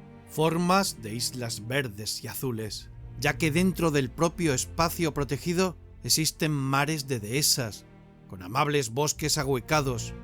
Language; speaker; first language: Spanish; native; Spanish